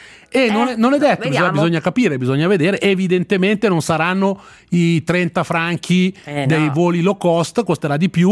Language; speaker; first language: Italian; native; Italian